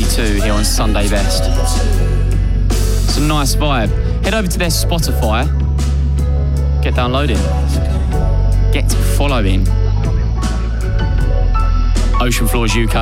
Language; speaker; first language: English; native; English